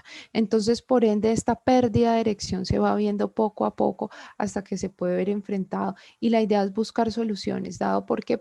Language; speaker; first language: Spanish; native; Spanish